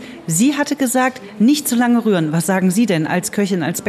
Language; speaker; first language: German; native; German